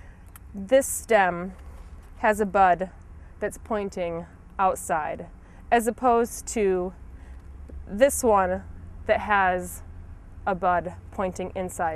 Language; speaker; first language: English; native; English